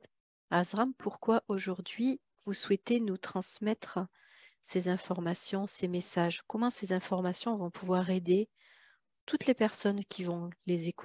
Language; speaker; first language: French; native; French